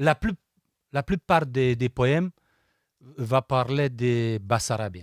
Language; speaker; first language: French; non-native, fluent; Romanian